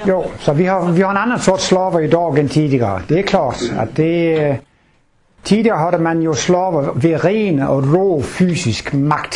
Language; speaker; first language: Swedish; non-native, fluent; Danish